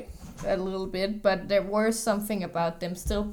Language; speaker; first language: English; non-native, fluent; Danish